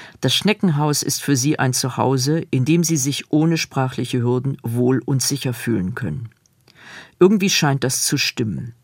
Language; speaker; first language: German; native; German